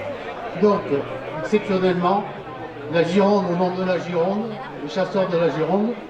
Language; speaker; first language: French; native; French